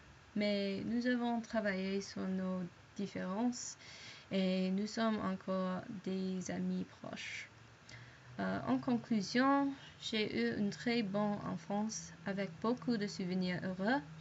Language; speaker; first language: French; non-native, learner; English